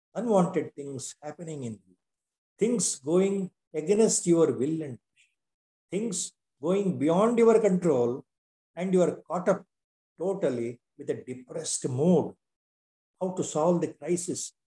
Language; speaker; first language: English; non-native, local second language; Kannada